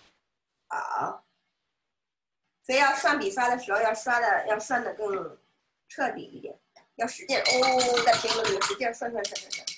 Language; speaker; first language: Chinese; native; Chinese